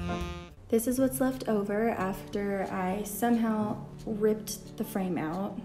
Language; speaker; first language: English; native; English